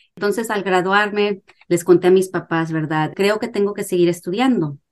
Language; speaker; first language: Spanish; early bilingual, heritage; Spanish